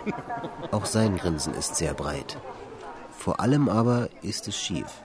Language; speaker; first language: German; native; German